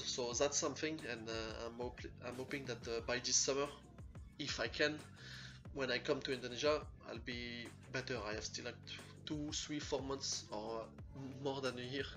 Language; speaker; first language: English; non-native, fluent; French